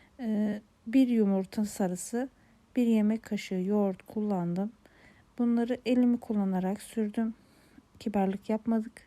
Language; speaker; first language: Turkish; native; Turkish